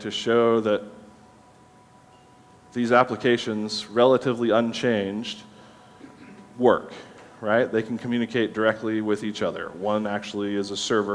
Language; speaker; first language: English; native; English